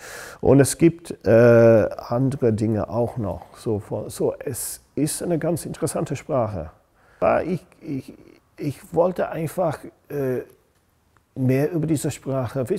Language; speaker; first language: German; non-native, fluent; English